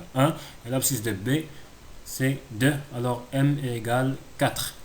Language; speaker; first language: French; non-native, local second language; Arabic